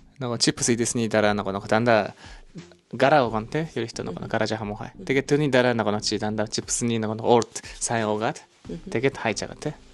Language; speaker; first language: Mongolian; non-native, learner; Japanese